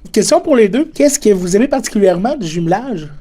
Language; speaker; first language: French; native; French